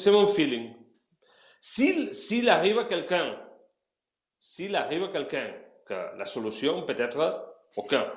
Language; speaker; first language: French; non-native, learner; Spanish